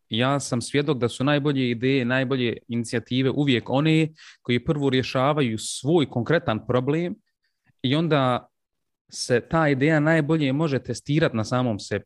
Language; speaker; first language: Croatian; early bilingual, heritage; Bosnian